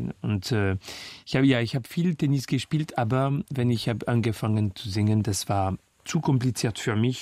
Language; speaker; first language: German; non-native, fluent; French